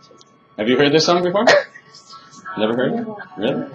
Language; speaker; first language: English; native; English